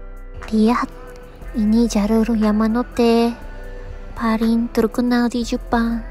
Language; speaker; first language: Indonesian; non-native, learner; Japanese